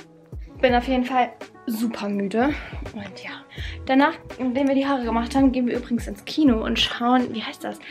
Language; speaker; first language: German; native; German